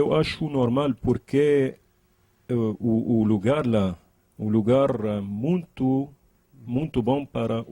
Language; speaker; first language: Portuguese; non-native, learner; Arabic